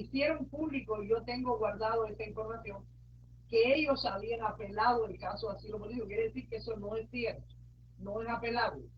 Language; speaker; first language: Spanish; native; Spanish